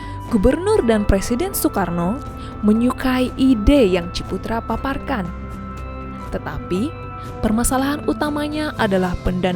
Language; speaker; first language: Indonesian; native; Indonesian